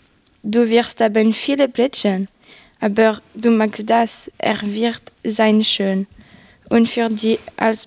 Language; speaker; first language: German; non-native, learner; French